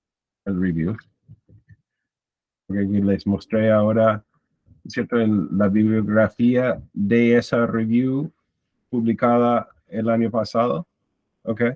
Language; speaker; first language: Spanish; non-native, fluent; English